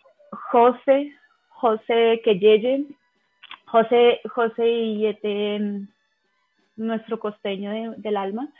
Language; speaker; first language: French; non-native, fluent; Spanish